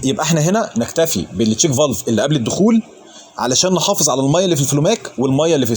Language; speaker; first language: Arabic; native; Arabic